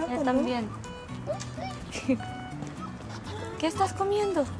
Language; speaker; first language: Spanish; non-native, fluent; Korean